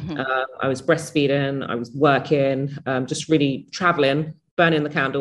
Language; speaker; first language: English; native; English